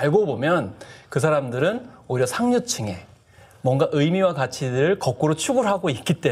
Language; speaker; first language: Korean; native; Korean